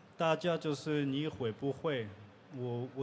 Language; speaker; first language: Chinese; non-native, learner; French